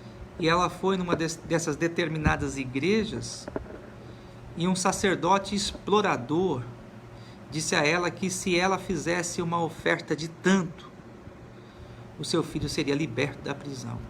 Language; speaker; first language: Portuguese; native; Portuguese